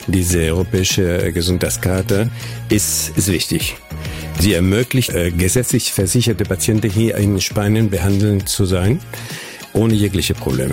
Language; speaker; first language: German; non-native, fluent; Spanish